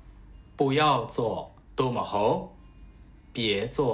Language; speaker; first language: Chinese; non-native, fluent; Burmese